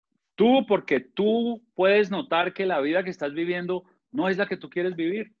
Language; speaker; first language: Spanish; native; Spanish